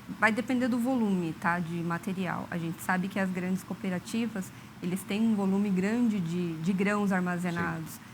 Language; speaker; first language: Portuguese; native; Portuguese